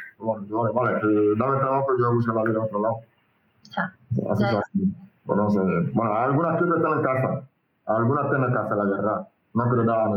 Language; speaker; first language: Spanish; non-native, learner; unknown